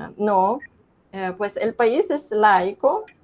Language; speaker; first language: Spanish; non-native, learner; Russian